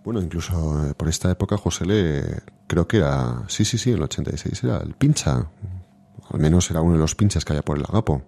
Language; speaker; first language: Spanish; native; Spanish